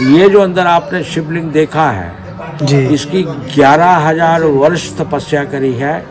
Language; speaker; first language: Hindi; native; Hindi